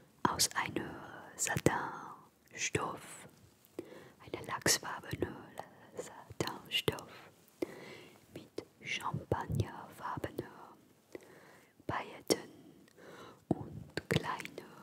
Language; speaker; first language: German; non-native, fluent; French